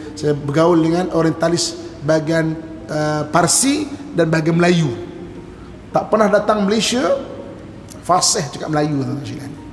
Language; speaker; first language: Malay; native; Malay